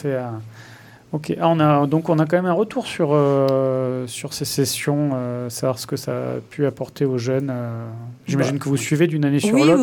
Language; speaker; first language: French; native; French